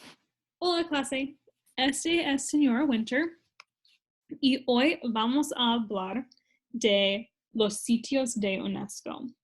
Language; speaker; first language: Spanish; non-native, fluent; English